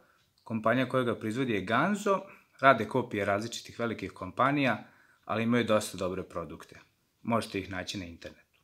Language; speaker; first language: Serbian; native; Serbian